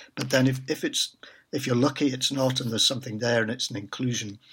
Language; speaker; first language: English; native; English